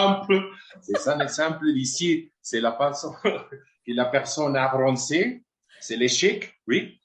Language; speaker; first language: French; non-native, fluent; Spanish